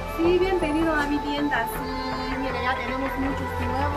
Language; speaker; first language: Spanish; non-native, learner; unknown